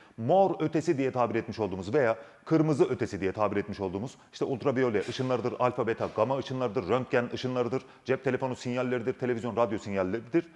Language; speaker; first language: Turkish; native; Turkish